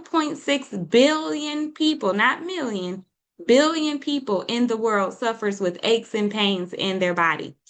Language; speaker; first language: English; native; English